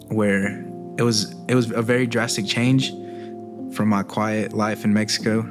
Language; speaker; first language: English; early bilingual, other home language; Spanish